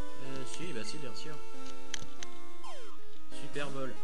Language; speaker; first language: French; native; French